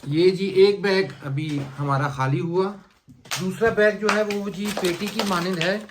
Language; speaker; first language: Urdu; native; Urdu